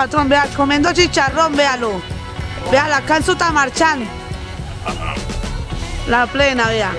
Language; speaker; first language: Spanish; native; Spanish